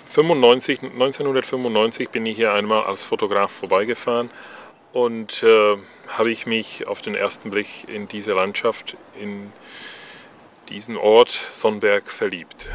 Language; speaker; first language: German; non-native, fluent; Czech